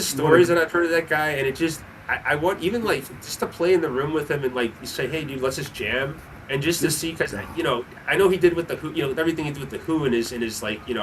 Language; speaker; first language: English; native; English